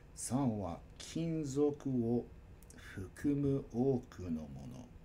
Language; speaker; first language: Japanese; non-native, learner; English